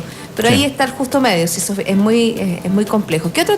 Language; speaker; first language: Spanish; native; Spanish